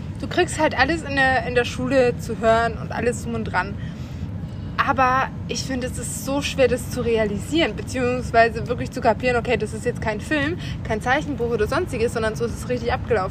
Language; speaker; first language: German; native; German